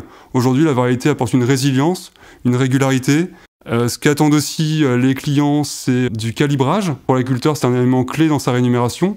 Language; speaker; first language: French; native; French